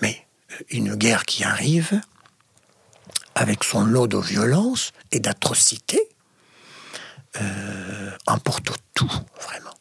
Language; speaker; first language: French; non-native, fluent; Arabic